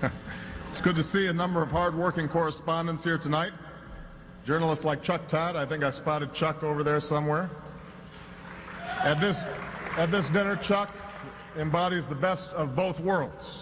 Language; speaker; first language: English; native; English